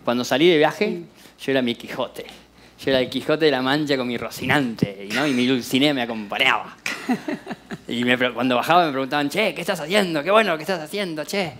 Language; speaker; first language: Spanish; native; Spanish